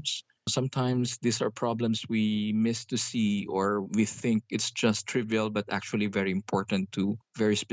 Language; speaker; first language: English; non-native, local second language; Hiligaynon